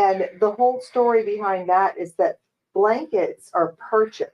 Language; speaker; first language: English; native; English